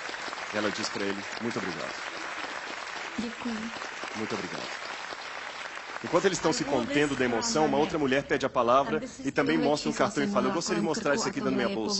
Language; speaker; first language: Portuguese; native; Portuguese